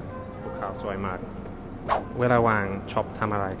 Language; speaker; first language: Thai; non-native, learner; English